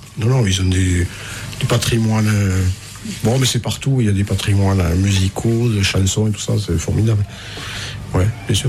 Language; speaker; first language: French; native; French